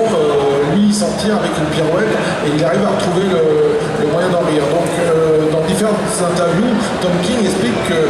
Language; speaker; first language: French; native; French